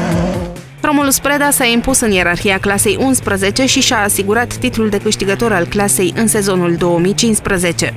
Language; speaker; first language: Romanian; native; Romanian